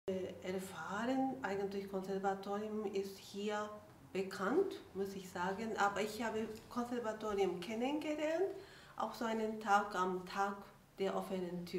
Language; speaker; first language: German; non-native, fluent; Japanese